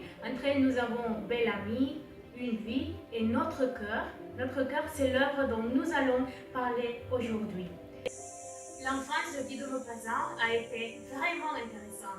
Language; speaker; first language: French; non-native, learner; Spanish